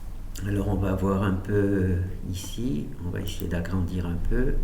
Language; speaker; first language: French; native; French